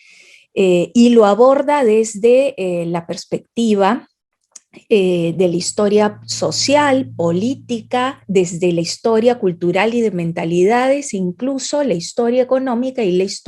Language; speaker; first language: Spanish; native; Spanish